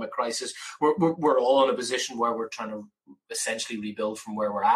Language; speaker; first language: English; native; English